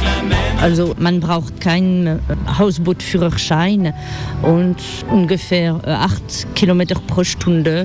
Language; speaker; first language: German; non-native, fluent; French